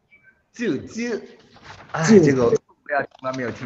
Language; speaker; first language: Chinese; non-native, local second language; Cantonese